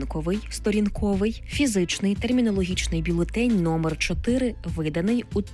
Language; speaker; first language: Ukrainian; native; Ukrainian